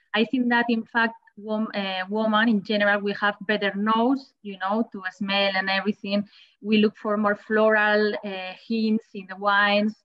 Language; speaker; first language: English; non-native, fluent; Spanish